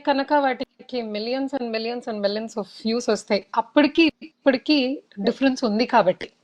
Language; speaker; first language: Telugu; native; Telugu